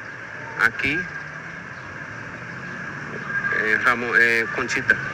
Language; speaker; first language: Spanish; non-native, learner; Haitian Creole